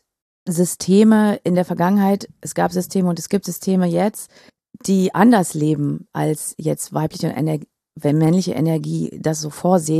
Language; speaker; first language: German; native; German